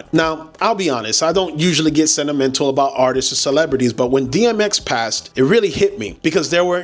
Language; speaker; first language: English; native; English